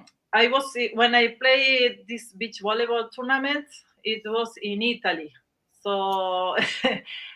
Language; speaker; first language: English; non-native, learner; Spanish